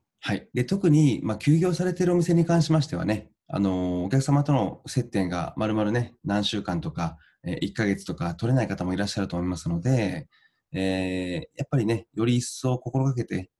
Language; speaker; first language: Japanese; native; Japanese